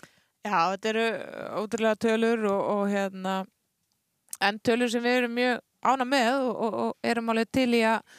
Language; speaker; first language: Icelandic; native; Icelandic